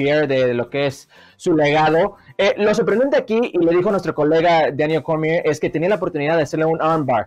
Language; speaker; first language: Spanish; native; Spanish